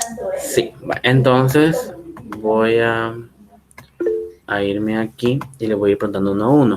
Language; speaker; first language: Spanish; native; Spanish